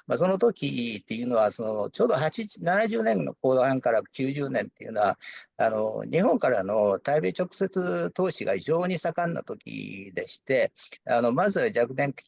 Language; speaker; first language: Japanese; native; Japanese